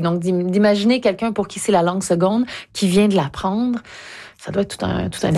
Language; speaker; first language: French; native; French